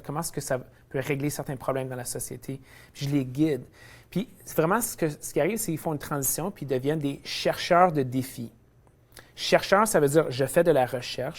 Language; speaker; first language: French; native; French